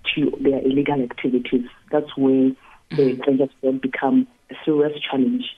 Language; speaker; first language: English; non-native, local second language; Tsonga